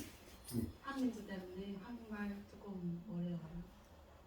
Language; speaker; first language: Korean; non-native, learner; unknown